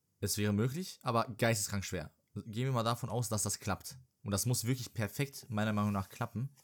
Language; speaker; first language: German; early bilingual, other home language; Serbian